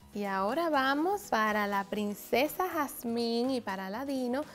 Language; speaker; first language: Spanish; native; Spanish